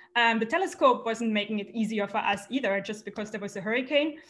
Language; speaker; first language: English; non-native, fluent; German